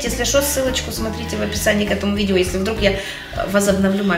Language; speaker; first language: Russian; native; Russian